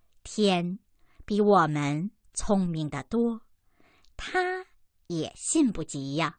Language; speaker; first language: Chinese; native; Chinese